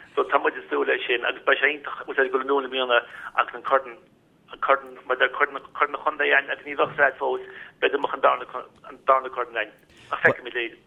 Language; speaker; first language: Irish; native; Irish